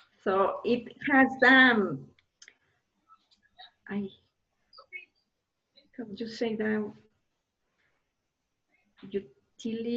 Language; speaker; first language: English; non-native, learner; Spanish